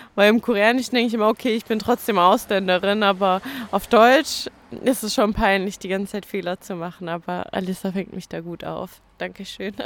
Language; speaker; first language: German; native; German